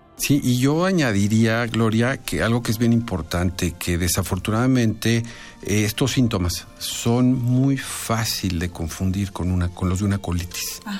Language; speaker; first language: Spanish; native; Spanish